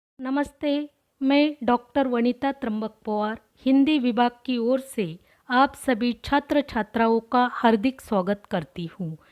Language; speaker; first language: Hindi; non-native, local second language; Marathi